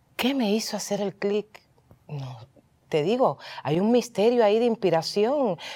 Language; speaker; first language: Spanish; native; Spanish